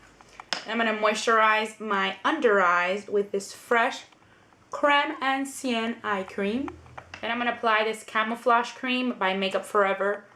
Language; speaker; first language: English; native; English